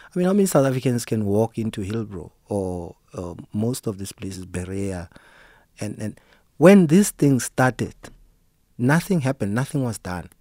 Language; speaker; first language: English; non-native, local second language; Southern Sotho